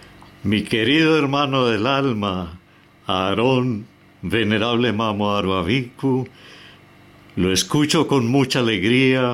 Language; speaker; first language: Spanish; native; Spanish